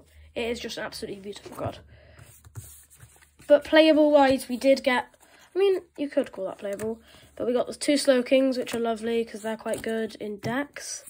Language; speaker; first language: English; native; English